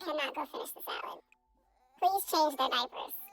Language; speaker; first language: English; native; English